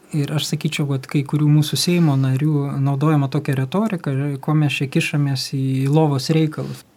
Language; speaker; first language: Lithuanian; native; Lithuanian